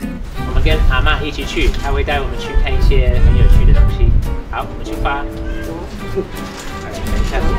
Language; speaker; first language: Chinese; non-native, fluent; English